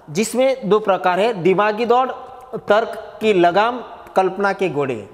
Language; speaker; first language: Hindi; non-native, local second language; Gujarati